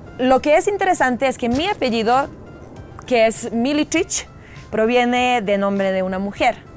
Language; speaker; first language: Spanish; non-native, fluent; Serbian